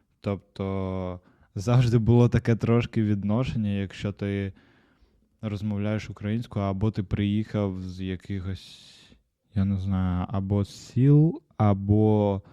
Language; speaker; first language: Ukrainian; non-native, local second language; Russian